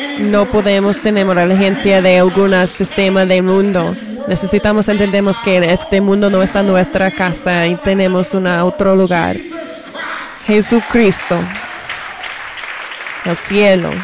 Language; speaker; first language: Spanish; non-native, learner; English